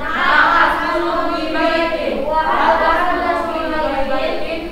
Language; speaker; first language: Arabic; non-native, learner; Indonesian